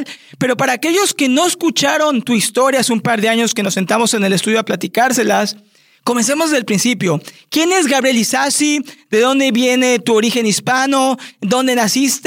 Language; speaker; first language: Spanish; native; Spanish